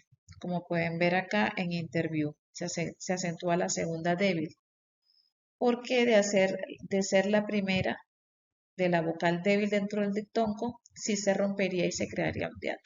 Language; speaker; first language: Spanish; native; Spanish